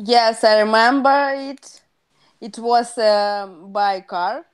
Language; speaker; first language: English; non-native, learner; Russian